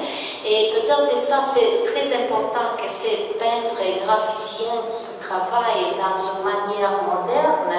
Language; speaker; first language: French; non-native, learner; Romanian